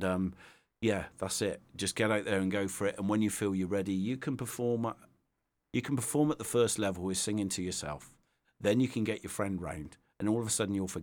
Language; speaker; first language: English; native; English